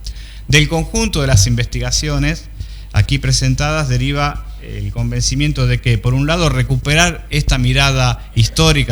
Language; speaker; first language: Spanish; native; Spanish